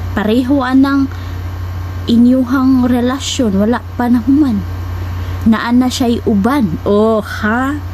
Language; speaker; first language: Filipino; non-native, local second language; Cebuano